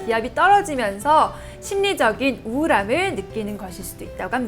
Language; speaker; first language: Korean; native; Korean